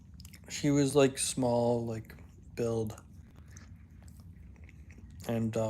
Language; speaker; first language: English; native; English